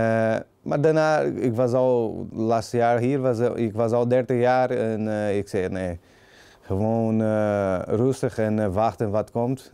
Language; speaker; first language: Dutch; non-native, learner; Portuguese